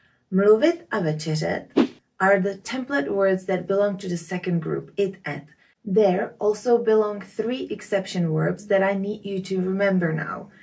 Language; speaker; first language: English; non-native, fluent; Czech